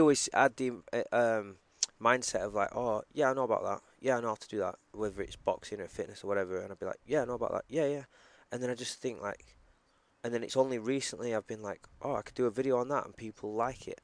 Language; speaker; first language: English; native; English